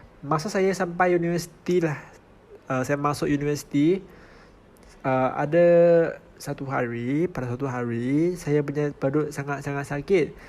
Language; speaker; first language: Malay; non-native, local second language; Chinese